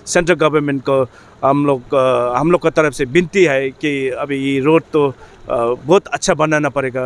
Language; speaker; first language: Hindi; non-native, learner; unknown